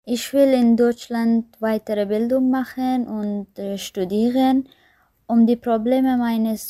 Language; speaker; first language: German; non-native, learner; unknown